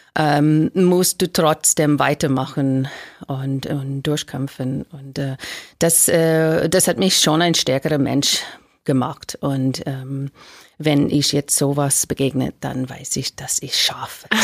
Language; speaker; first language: German; non-native, fluent; English